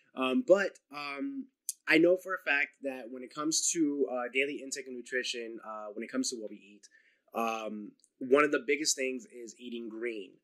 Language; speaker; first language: English; native; English